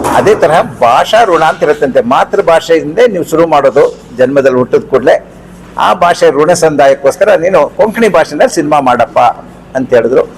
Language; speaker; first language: Kannada; non-native, local second language; Konkani